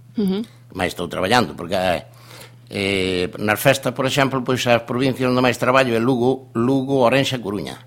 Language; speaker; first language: Galician; native; Galician